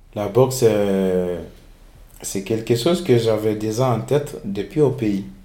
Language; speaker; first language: French; non-native, local second language; Fula